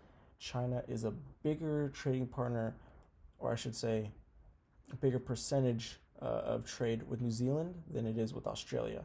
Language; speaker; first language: English; native; English